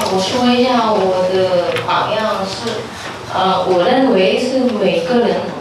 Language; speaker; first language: Chinese; non-native, fluent; Vietnamese